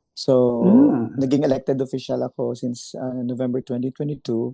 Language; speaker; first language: Filipino; native; Filipino